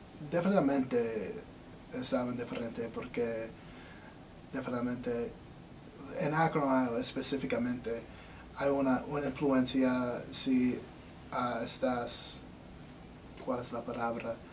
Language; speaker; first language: Spanish; early bilingual, other home language; English